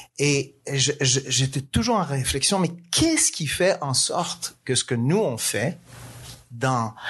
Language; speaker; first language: French; native; French